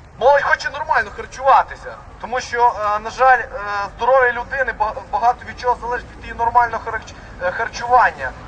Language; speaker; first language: Ukrainian; native; Ukrainian